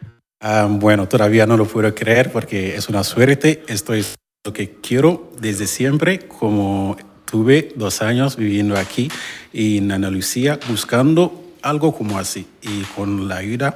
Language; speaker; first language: Spanish; non-native, learner; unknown